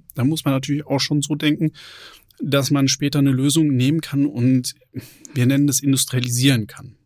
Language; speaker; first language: German; native; German